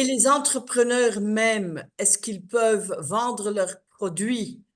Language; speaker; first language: French; non-native, local second language; Dutch